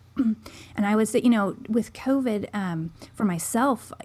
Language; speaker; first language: English; native; English